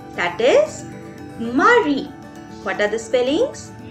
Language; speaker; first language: English; non-native, local second language; Hindi